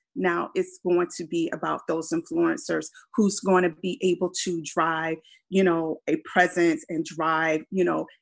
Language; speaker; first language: English; non-native, fluent; Spanish